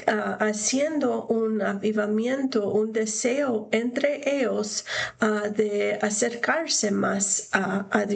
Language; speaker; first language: Spanish; non-native, fluent; English